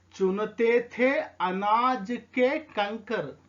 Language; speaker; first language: Hindi; non-native, local second language; Telugu